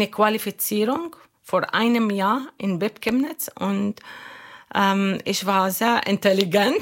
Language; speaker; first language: German; non-native, learner; Arabic